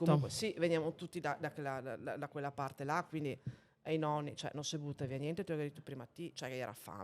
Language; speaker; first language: Italian; native; Italian